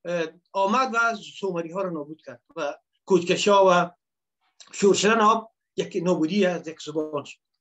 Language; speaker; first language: Persian; native; Persian